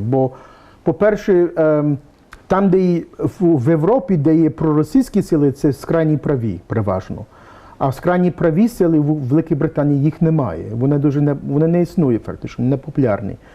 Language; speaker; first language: Ukrainian; early bilingual, heritage; English